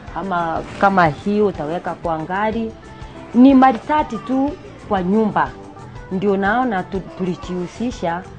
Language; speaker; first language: Swahili; non-native, local second language; Gusii